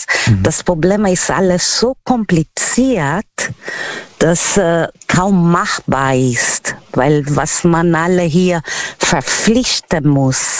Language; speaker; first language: German; non-native, learner; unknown